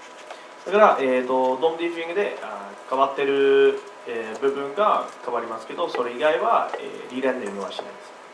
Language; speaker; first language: Japanese; non-native, learner; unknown